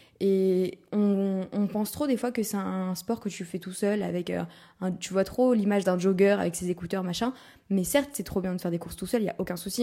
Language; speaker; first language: French; native; French